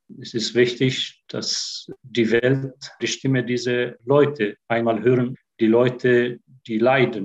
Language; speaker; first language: German; non-native, fluent; Arabic